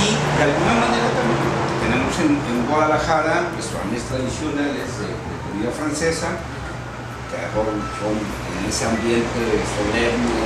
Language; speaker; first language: Spanish; native; Spanish